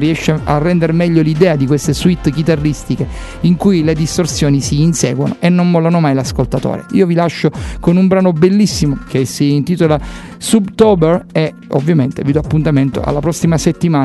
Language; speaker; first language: Italian; native; Italian